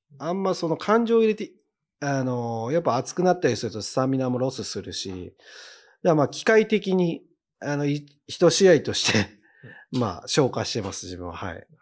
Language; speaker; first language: Japanese; native; Japanese